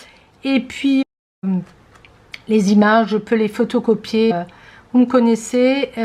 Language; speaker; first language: French; native; French